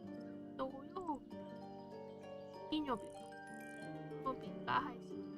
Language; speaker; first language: Japanese; non-native, learner; Chinese